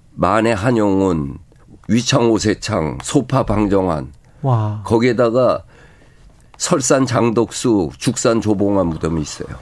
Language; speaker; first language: Korean; native; Korean